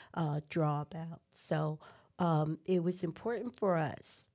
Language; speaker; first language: English; non-native, fluent; Spanish